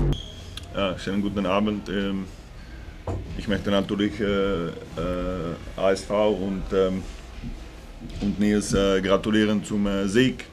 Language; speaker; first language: German; non-native, fluent; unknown